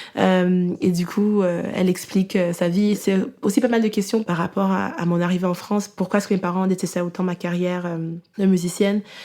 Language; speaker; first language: French; native; French